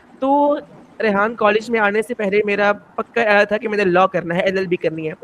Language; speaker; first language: Urdu; non-native, local second language; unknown